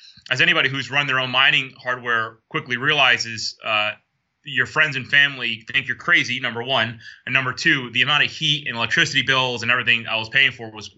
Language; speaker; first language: English; native; English